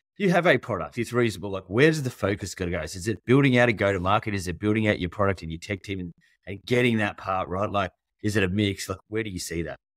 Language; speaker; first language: English; native; English